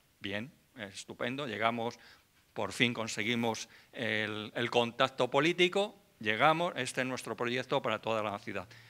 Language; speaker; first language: Spanish; native; Spanish